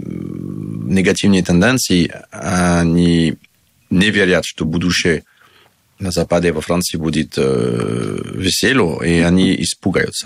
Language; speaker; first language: Russian; non-native, learner; French